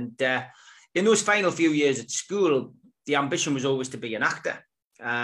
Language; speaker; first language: English; native; English